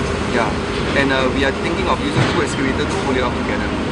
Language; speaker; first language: English; non-native, local second language; Chinese